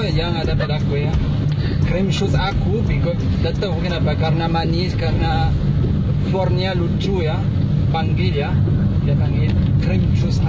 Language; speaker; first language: Indonesian; non-native, learner; French